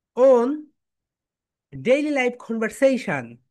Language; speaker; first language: English; non-native, local second language; Bangla